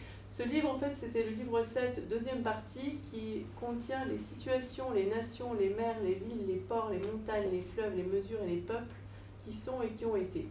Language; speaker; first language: French; native; French